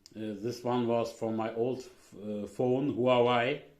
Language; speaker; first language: English; non-native, learner; Turkish